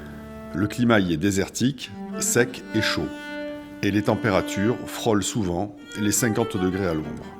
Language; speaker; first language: French; native; French